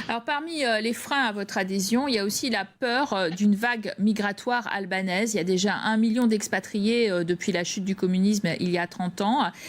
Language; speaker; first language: French; native; French